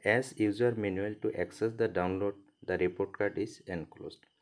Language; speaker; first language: English; non-native, local second language; Assamese